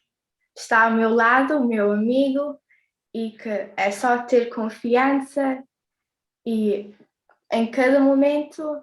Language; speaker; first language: Portuguese; early bilingual, heritage; English